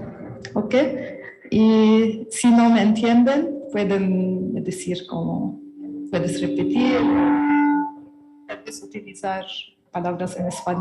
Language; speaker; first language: Spanish; non-native, learner; Arabic